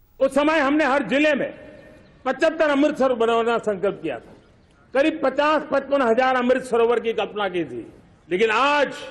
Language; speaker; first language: Hindi; non-native, local second language; Gujarati